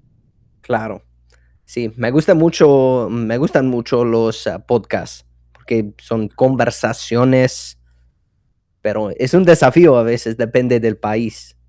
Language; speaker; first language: Spanish; non-native, fluent; English